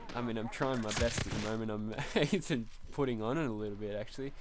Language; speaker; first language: English; native; English